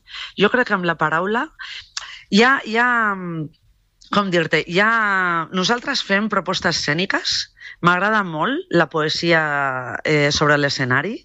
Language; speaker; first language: Catalan; non-native, local second language; Spanish